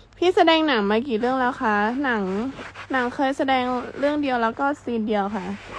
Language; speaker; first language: Thai; native; Thai